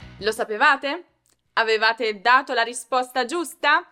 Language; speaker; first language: Italian; native; Italian